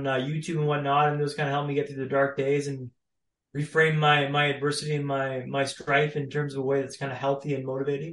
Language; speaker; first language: English; native; English